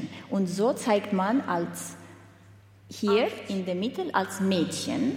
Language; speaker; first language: German; non-native, learner; Armenian